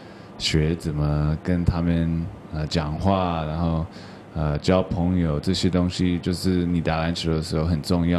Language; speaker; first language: Chinese; early bilingual, heritage; English